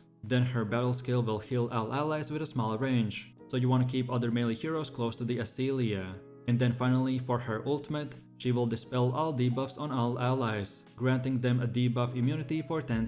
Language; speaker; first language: English; non-native, fluent; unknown